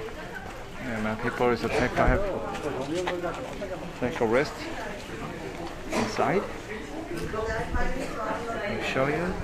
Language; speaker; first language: English; non-native, fluent; Korean